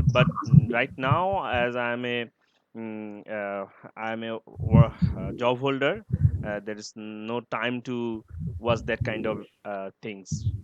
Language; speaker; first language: English; non-native, learner; Bangla